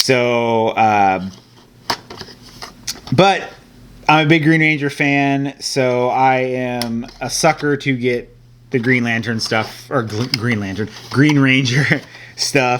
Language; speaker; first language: English; native; English